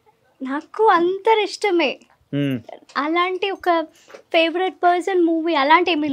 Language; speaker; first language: Telugu; non-native, learner; Malayalam